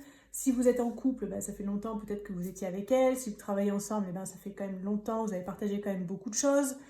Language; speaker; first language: French; native; French